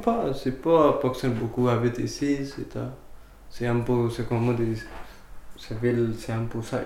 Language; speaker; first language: French; non-native, learner; Punjabi